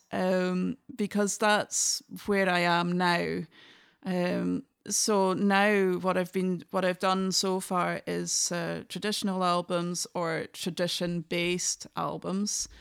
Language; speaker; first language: English; native; English